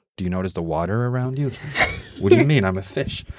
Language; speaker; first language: English; early bilingual, heritage; English